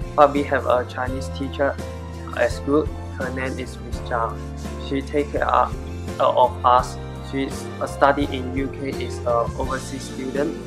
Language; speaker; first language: English; non-native, learner; Chinese